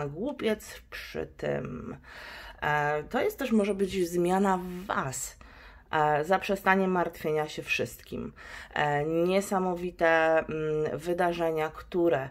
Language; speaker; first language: Polish; native; Polish